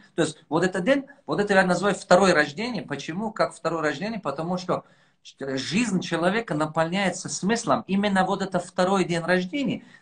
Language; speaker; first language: Russian; non-native, local second language; Tajik